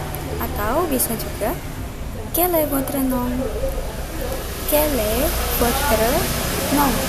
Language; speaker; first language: French; non-native, fluent; Indonesian